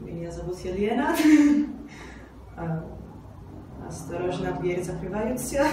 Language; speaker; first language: Russian; non-native, learner; Italian